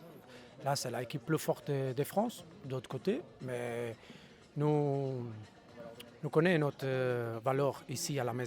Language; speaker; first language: French; non-native, learner; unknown